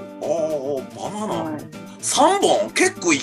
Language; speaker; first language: Japanese; native; Japanese